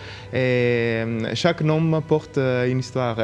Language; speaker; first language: French; non-native, local second language; Greek